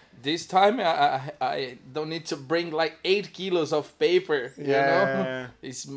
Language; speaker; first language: English; non-native, learner; Portuguese